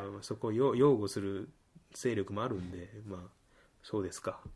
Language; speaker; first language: Japanese; native; Japanese